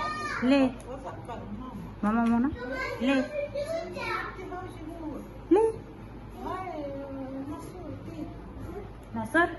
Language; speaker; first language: Arabic; non-native, learner; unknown